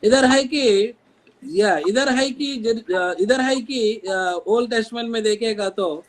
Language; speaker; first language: Hindi; non-native, local second language; Telugu